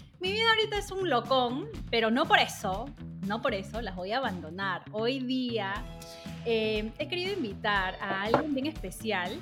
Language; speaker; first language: Spanish; native; Spanish